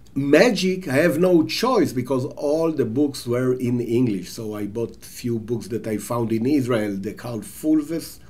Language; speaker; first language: English; non-native, fluent; Hebrew